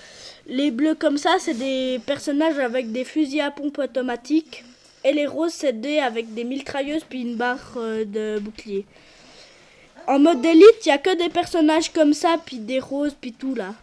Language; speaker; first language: French; native; French